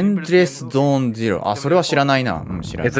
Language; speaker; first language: Japanese; native; Japanese